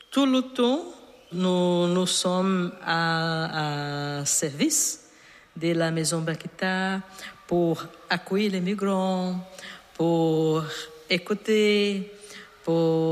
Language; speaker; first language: French; non-native, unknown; Portuguese